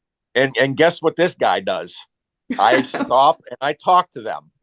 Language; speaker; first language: English; native; English